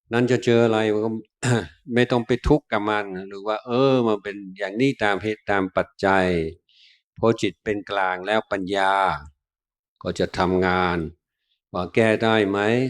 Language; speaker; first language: Thai; non-native, fluent; English